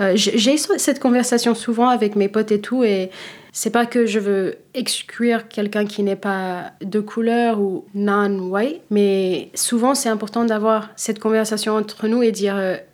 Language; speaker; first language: French; non-native, fluent; English